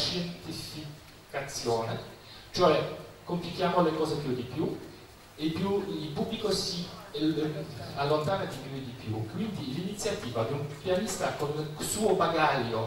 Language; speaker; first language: Italian; non-native, fluent; Polish